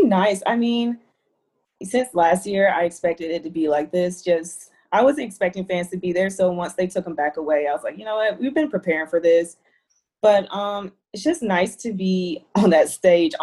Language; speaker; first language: English; native; English